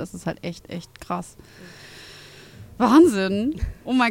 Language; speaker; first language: German; native; German